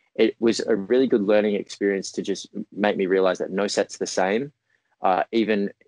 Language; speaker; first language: English; native; English